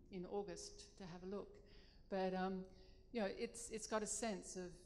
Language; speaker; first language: English; native; English